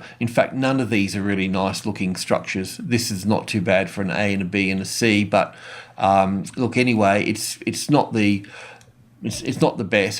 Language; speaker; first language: English; native; English